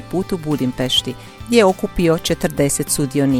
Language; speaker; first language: Croatian; native; Croatian